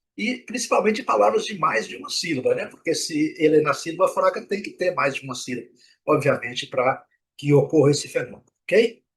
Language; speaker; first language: Portuguese; native; Portuguese